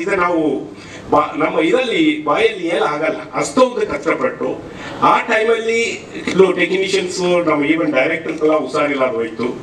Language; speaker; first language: Kannada; non-native, learner; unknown